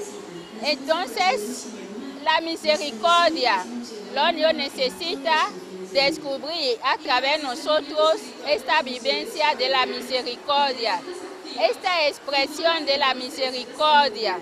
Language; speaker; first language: Spanish; non-native, fluent; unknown